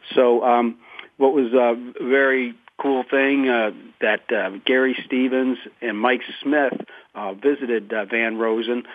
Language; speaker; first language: English; native; English